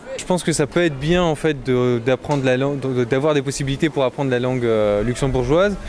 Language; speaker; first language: French; native; French